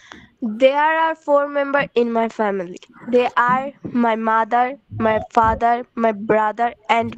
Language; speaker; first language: English; non-native, learner; Bangla